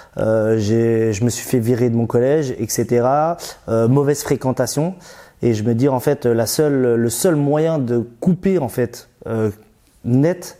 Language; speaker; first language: French; early bilingual, other home language; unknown